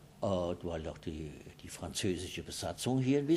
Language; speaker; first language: German; native; German